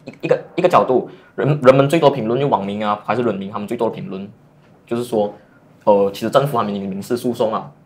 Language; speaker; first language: Chinese; native; Chinese